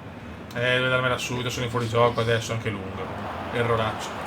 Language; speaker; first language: Italian; native; Italian